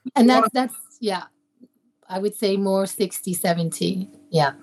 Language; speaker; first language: English; native; English